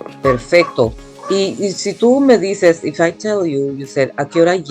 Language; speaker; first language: Spanish; non-native, fluent; English